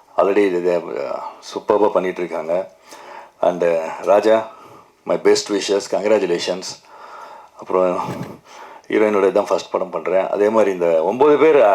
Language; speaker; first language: Tamil; non-native, local second language; Kannada